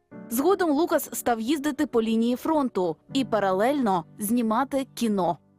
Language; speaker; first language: Ukrainian; native; Ukrainian